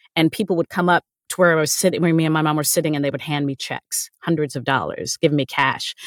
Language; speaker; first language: English; native; English